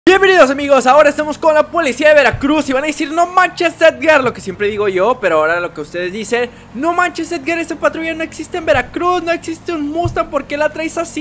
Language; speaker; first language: Spanish; native; Spanish